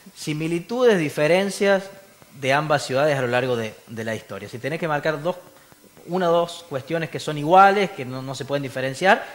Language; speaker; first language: Spanish; native; Spanish